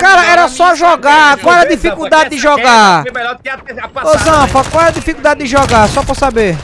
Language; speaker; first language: Portuguese; native; Portuguese